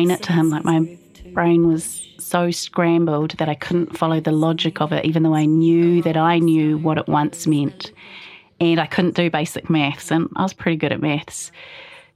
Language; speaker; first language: English; native; English